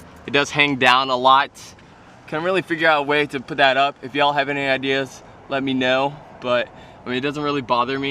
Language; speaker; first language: English; native; English